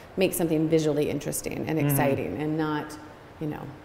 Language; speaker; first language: English; native; English